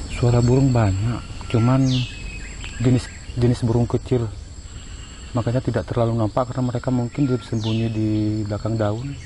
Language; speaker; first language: Indonesian; non-native, local second language; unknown